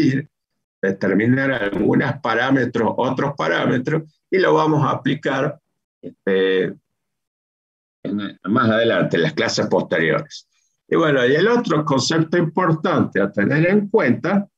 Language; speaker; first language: Spanish; native; Spanish